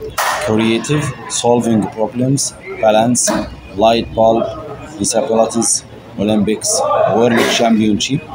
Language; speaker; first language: English; non-native, fluent; Arabic